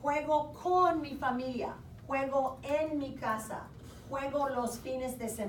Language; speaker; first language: Spanish; non-native, fluent; English